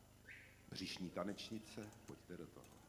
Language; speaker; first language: Czech; native; Czech